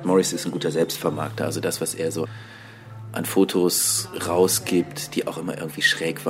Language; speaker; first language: German; native; German